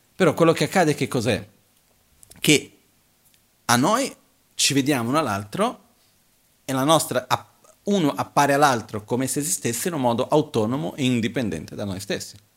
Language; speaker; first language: Italian; non-native, fluent; Portuguese